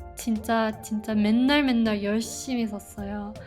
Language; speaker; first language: Korean; non-native, fluent; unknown